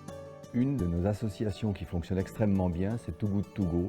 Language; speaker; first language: French; native; French